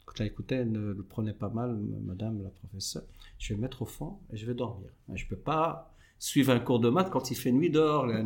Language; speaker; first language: French; non-native, local second language; Arabic